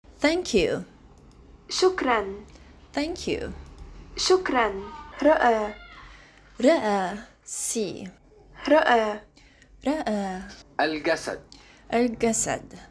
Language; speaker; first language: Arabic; non-native, learner; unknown